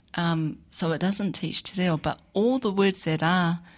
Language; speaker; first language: English; native; English